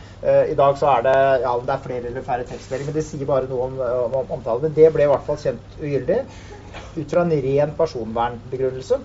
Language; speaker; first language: Norwegian; native; Norwegian